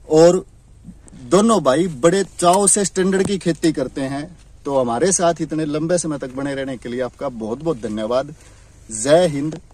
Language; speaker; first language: Hindi; native; Hindi